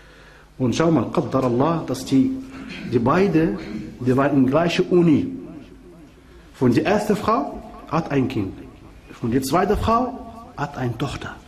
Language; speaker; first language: German; non-native, fluent; Arabic